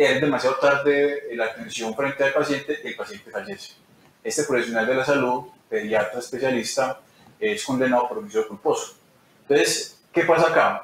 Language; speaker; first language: Spanish; native; Spanish